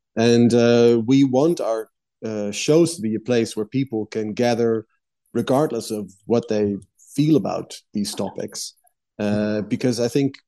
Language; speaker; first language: English; non-native, fluent; Dutch